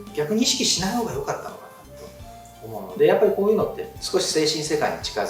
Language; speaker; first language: Japanese; native; Japanese